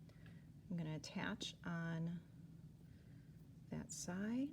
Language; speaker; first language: English; native; English